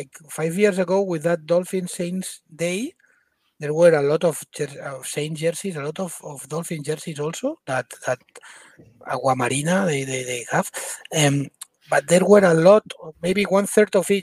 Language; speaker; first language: English; non-native, fluent; Spanish